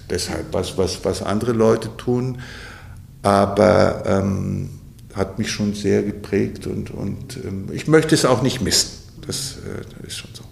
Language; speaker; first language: German; native; German